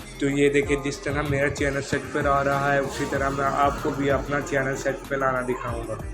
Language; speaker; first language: Urdu; non-native, local second language; Punjabi